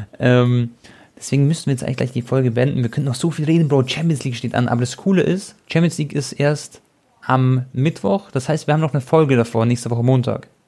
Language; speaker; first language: German; early bilingual, other home language; Croatian